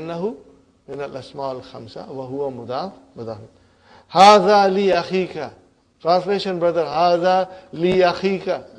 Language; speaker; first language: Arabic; non-native, fluent; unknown